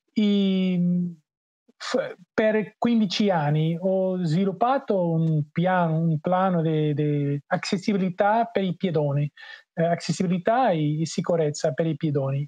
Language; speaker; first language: Italian; non-native, learner; Portuguese